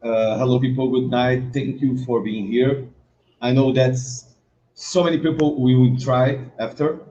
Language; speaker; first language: English; non-native, learner; Portuguese